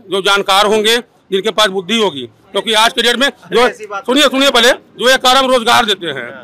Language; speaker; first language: Hindi; native; Hindi